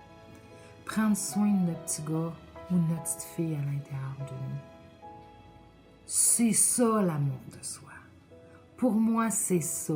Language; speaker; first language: French; native; French